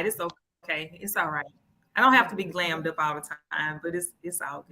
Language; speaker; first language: English; native; English